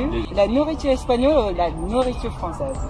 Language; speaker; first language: French; non-native, fluent; Japanese